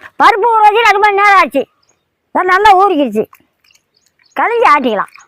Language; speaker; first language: Tamil; native; Tamil